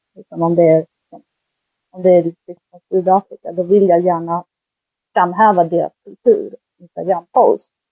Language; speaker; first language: Swedish; early bilingual, other home language; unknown